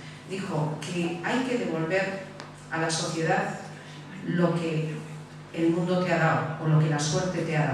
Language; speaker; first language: Spanish; native; Spanish